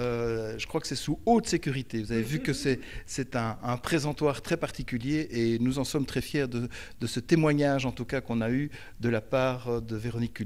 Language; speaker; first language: French; native; French